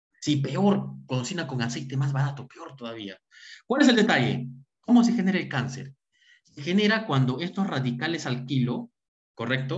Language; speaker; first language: Spanish; native; Spanish